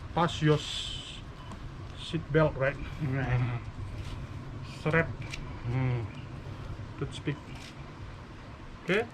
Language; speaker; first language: English; non-native, learner; Indonesian